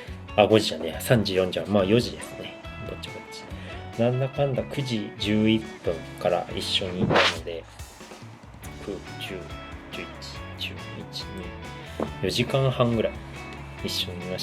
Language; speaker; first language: Japanese; native; Japanese